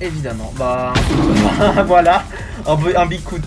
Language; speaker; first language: French; native; French